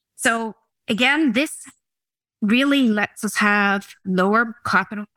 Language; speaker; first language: English; non-native, fluent; Norwegian